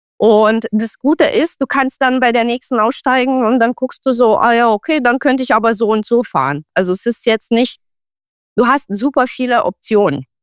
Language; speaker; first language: German; non-native, fluent; Romanian